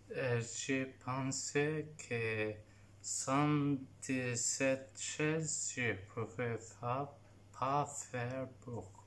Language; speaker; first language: French; non-native, learner; Italian